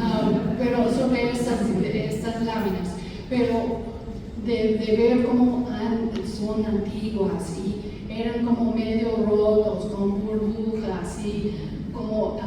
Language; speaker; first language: Spanish; non-native, fluent; English